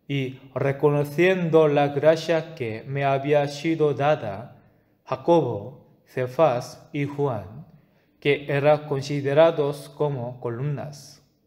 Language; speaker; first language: Spanish; non-native, fluent; Korean